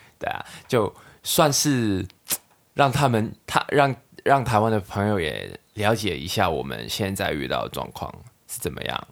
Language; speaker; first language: Chinese; non-native, local second language; Cantonese